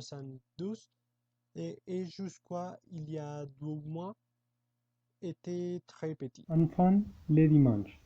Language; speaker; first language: French; non-native, learner; Spanish